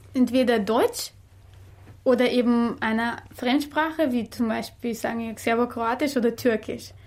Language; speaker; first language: German; non-native, fluent; Armenian